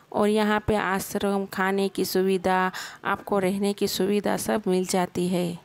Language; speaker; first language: Hindi; non-native, local second language; Gujarati